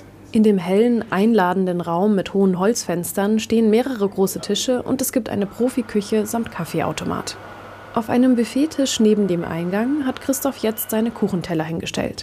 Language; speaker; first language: German; native; German